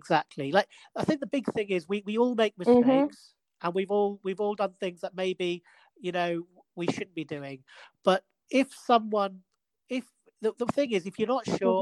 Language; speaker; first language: English; native; English